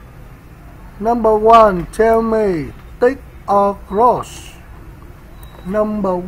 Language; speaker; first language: English; non-native, learner; Vietnamese